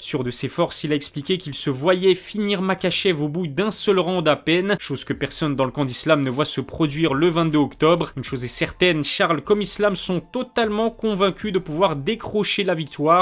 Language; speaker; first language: French; native; French